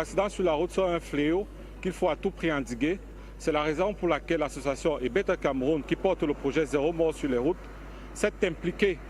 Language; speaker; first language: French; native; French